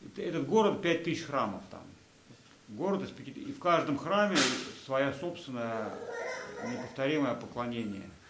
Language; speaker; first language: Russian; native; Russian